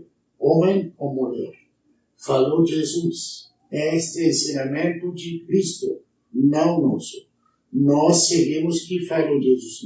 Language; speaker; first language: Portuguese; non-native, learner; Arabic